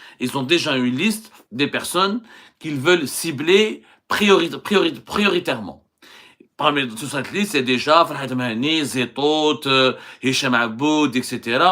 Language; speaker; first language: French; non-native, local second language; Arabic